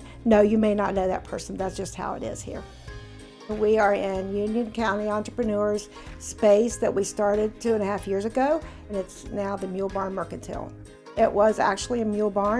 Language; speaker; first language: English; native; English